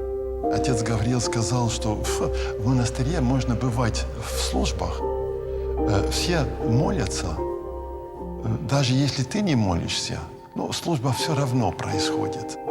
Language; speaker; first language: Russian; non-native, fluent; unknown